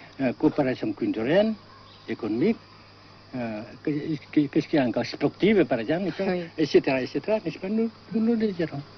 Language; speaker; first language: French; non-native, local second language; Vietnamese